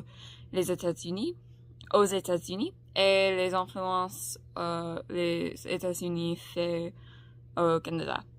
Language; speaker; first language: French; non-native, learner; English